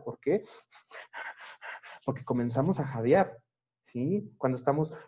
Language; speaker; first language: Spanish; native; Spanish